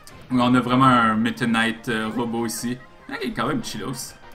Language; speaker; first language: French; native; French